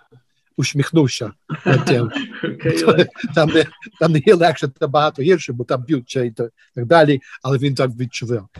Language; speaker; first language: Ukrainian; early bilingual, heritage; Ukrainian